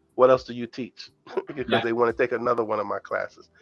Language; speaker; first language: English; native; English